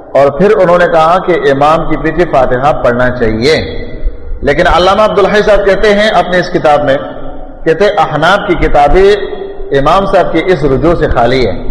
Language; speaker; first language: Urdu; non-native, local second language; Pashto